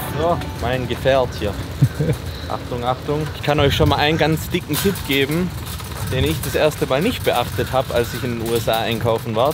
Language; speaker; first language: German; native; German